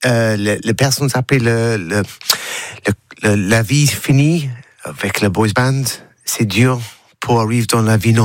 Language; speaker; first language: French; non-native, learner; English